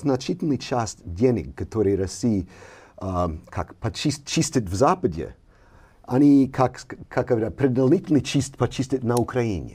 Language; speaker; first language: Russian; non-native, fluent; English